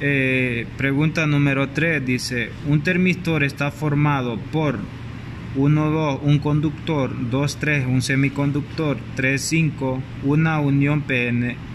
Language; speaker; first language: Spanish; native; Spanish